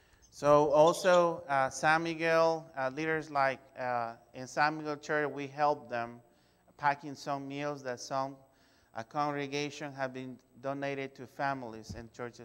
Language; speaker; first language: English; non-native, fluent; Spanish